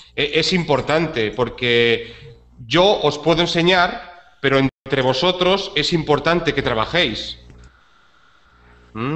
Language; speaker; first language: Spanish; native; Spanish